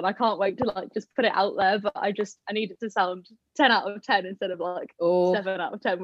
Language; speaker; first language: English; native; English